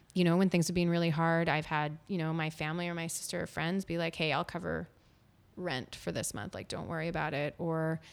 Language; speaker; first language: English; native; English